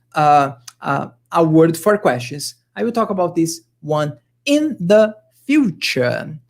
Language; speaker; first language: English; non-native, fluent; Portuguese